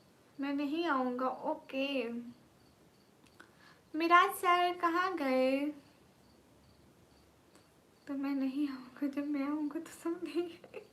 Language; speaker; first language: Hindi; non-native, local second language; Punjabi